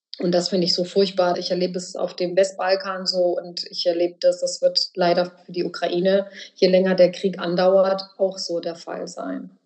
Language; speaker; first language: German; early bilingual, other home language; Bosnian